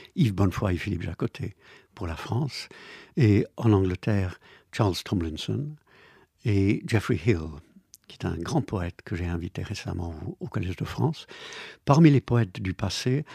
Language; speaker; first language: French; non-native, fluent; English